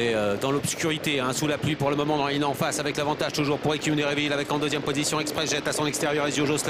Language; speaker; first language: French; native; French